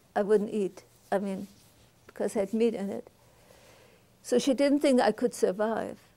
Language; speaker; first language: English; non-native, fluent; German